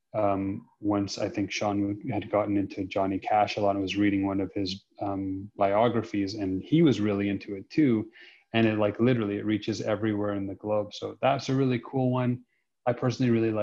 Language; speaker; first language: English; native; English